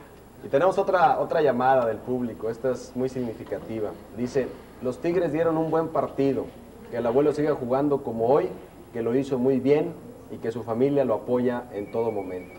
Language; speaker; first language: Spanish; native; Spanish